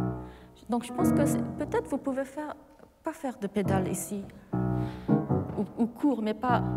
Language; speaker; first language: French; non-native, fluent; Japanese